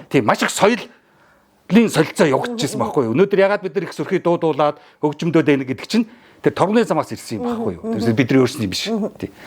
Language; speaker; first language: Mongolian; native; Mongolian